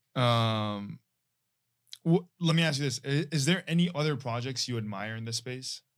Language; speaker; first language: English; non-native, fluent; Arabic